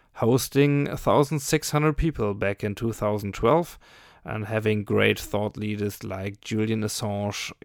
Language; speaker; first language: English; non-native, fluent; German